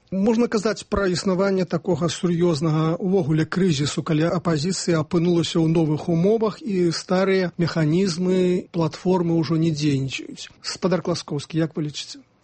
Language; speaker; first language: Belarusian; native; Belarusian